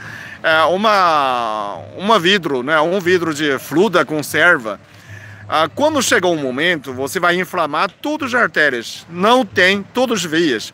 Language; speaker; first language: Portuguese; non-native, fluent; Chinese